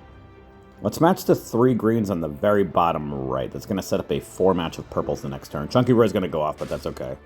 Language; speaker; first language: English; native; English